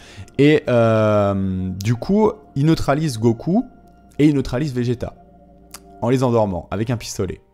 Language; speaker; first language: French; native; French